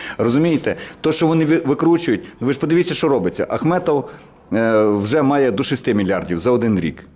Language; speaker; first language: Ukrainian; non-native, local second language; Russian